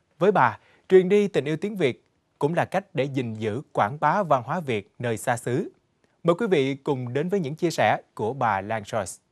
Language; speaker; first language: Vietnamese; native; Vietnamese